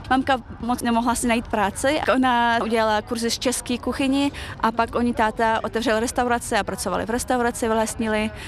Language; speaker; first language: Czech; early bilingual, other home language; Chechen